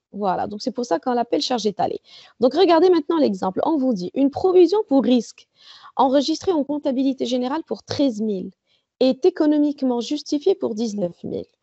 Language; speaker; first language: French; non-native, local second language; Arabic